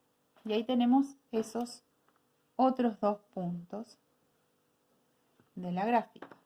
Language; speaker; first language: Spanish; native; Spanish